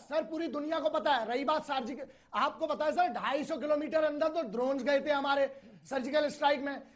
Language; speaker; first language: Hindi; native; Hindi